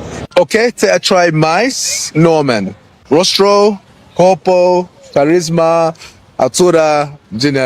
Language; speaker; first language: Portuguese; non-native, learner; English